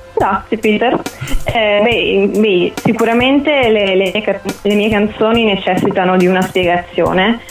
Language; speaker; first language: Italian; native; Italian